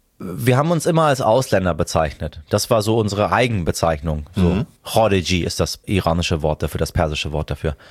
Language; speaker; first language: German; early bilingual, other home language; Persian